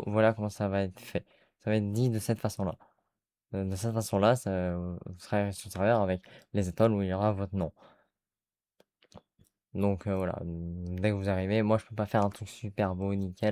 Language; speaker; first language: French; native; French